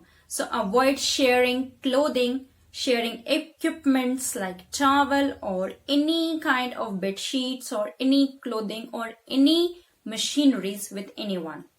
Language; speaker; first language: English; non-native, local second language; Hindi